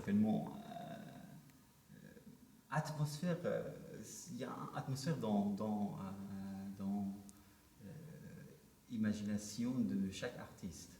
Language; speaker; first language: French; non-native, learner; Persian